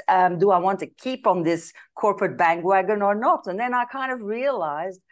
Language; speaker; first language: English; non-native, fluent; Dutch